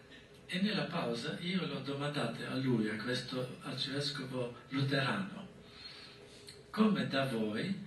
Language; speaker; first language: Italian; non-native, fluent; German